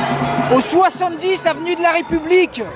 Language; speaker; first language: French; native; French